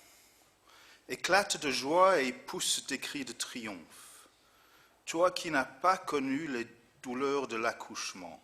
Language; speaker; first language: French; non-native, fluent; English